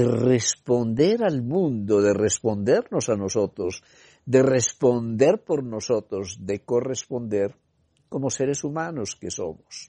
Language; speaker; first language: Spanish; native; Spanish